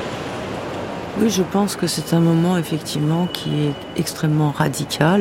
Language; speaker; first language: French; native; French